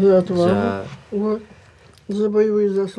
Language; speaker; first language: Russian; native; Russian